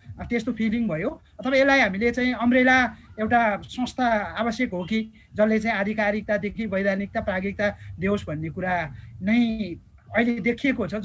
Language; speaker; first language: Nepali; non-native, local second language; Eastern Tamang